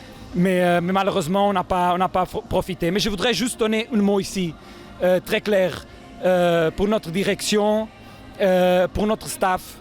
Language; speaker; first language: French; non-native, fluent; Portuguese